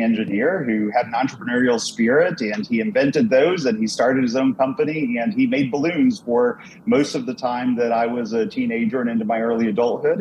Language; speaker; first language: English; native; English